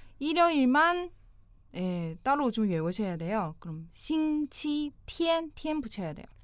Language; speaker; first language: Korean; non-native, fluent; Chinese